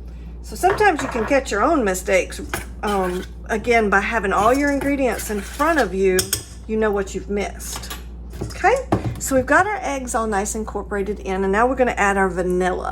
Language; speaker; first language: English; native; English